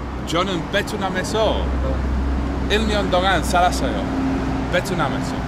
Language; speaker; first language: Korean; non-native, learner; English